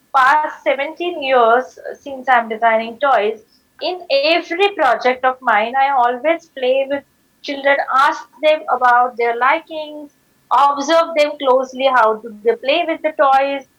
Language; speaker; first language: English; non-native, local second language; Marathi